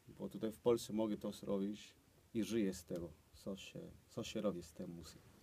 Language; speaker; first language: Polish; non-native, learner; Spanish